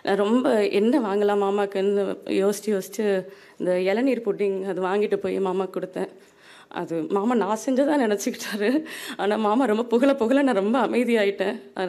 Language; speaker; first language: Tamil; native; Tamil